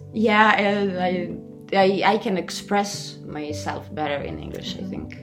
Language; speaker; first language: English; non-native, fluent; Serbian